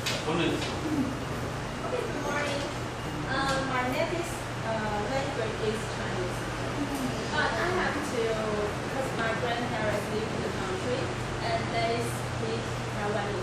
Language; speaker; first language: English; non-native, learner; Chinese